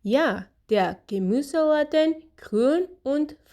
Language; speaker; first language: German; non-native, fluent; Georgian